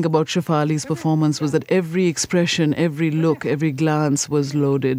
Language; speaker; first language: English; non-native, local second language; Punjabi